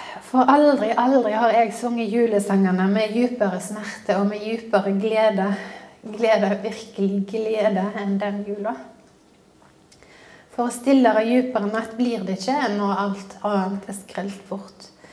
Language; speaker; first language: Norwegian; native; Norwegian